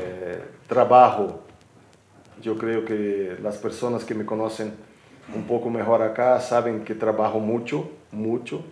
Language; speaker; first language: Spanish; non-native, fluent; Portuguese